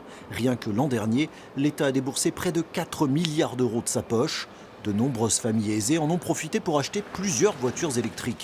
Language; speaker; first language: French; native; French